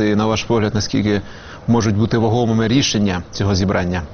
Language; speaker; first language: Ukrainian; native; Ukrainian